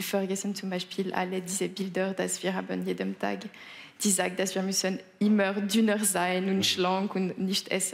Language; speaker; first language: German; non-native, local second language; French